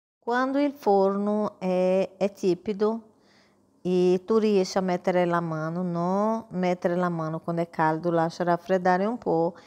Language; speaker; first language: Italian; non-native, fluent; Portuguese